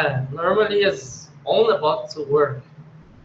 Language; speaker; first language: English; non-native, learner; Portuguese